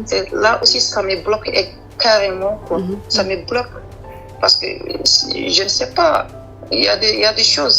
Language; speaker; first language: French; non-native, learner; Arabic